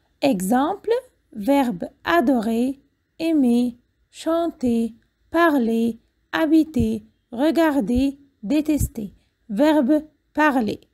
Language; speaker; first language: French; non-native, fluent; Arabic